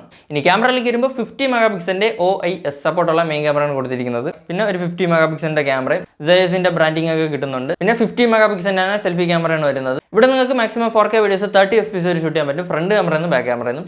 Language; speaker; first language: Malayalam; native; Malayalam